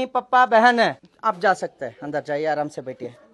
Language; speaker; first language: Hindi; non-native, local second language; Kannada